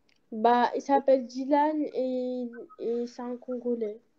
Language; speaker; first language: French; early bilingual, other home language; Portuguese